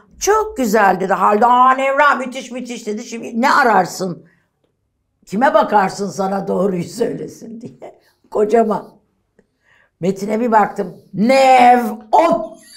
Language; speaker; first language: Turkish; native; Turkish